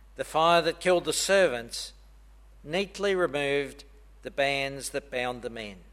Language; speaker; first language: English; native; English